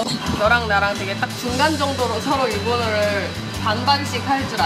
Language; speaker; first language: Korean; native; Korean